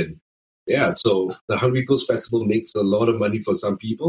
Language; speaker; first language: English; native; English